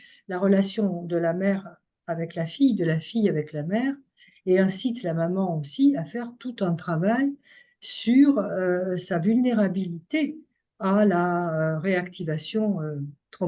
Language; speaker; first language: French; native; French